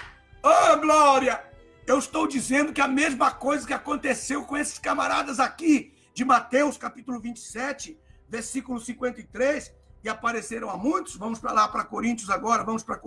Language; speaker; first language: Portuguese; native; Portuguese